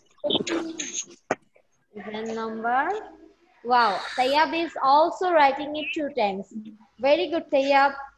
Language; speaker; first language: English; non-native, local second language; Bangla